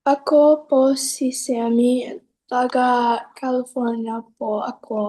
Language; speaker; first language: Filipino; non-native, learner; English